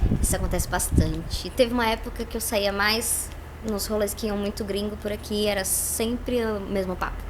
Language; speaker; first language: Portuguese; native; Portuguese